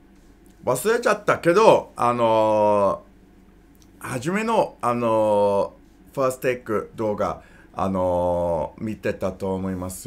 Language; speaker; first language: Japanese; non-native, learner; English